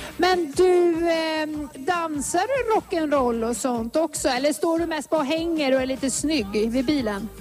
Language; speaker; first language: Swedish; native; Swedish